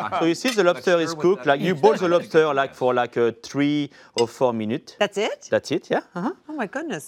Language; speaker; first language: English; non-native, fluent; French